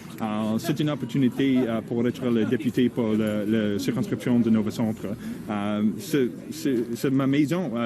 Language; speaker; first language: French; non-native, learner; English